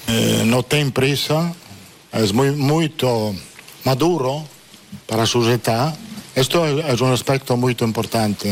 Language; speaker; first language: Spanish; non-native, fluent; Italian